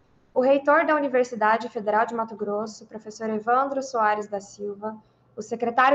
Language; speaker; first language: Portuguese; native; Portuguese